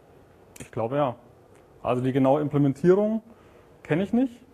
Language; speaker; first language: German; native; German